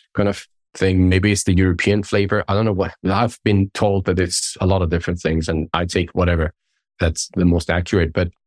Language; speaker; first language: English; non-native, fluent; Persian